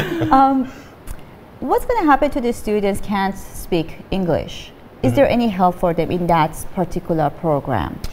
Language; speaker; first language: English; non-native, fluent; Persian